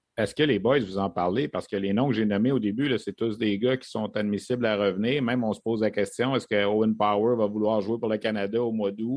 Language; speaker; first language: French; native; French